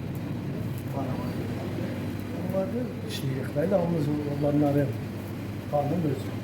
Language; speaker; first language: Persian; non-native, local second language; Azerbaijani